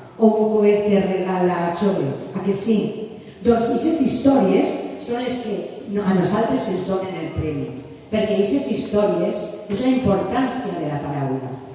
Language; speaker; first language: Catalan; non-native, local second language; Spanish